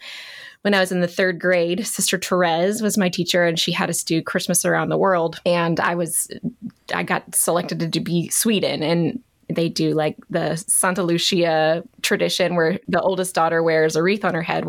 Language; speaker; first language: English; native; English